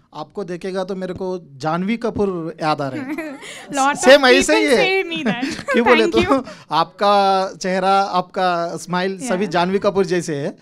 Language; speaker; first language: Hindi; non-native, local second language; Telugu